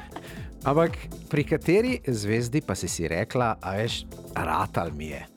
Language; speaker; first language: Slovenian; native; Slovenian